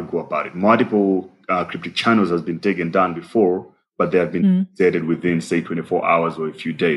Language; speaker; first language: English; non-native, local second language; Nyanja